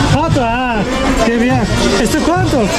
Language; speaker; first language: Spanish; non-native, learner; Turkish